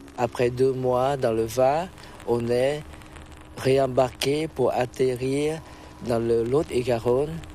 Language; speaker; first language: French; non-native, fluent; Vietnamese